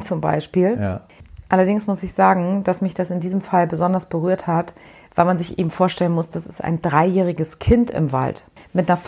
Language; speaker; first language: German; native; German